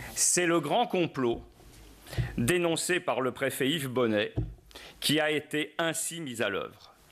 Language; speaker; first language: French; native; French